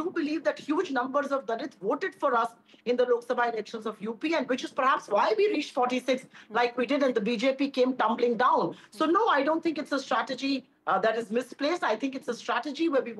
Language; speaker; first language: English; non-native, local second language; Hindi